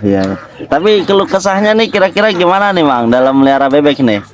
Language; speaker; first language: Indonesian; native; Indonesian